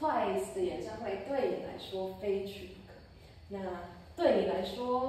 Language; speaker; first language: Chinese; non-native, fluent; English